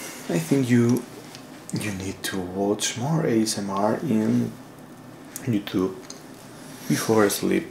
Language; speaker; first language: English; non-native, learner; Spanish